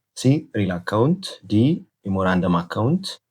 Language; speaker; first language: English; non-native, local second language; Amharic